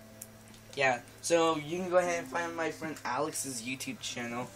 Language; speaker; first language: English; native; English